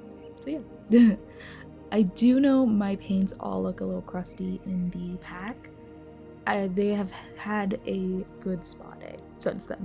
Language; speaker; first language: English; native; English